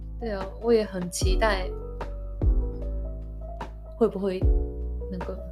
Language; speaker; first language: Chinese; non-native, learner; Japanese